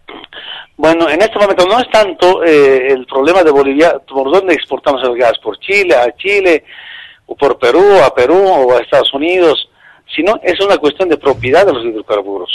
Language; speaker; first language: Spanish; native; Spanish